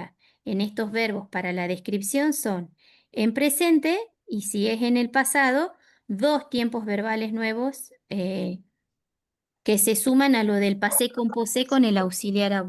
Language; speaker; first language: Spanish; native; Spanish